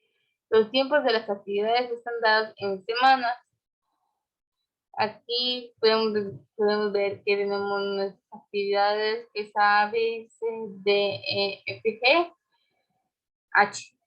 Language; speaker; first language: Spanish; native; Spanish